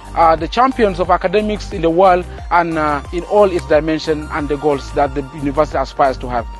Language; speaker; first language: English; non-native, fluent; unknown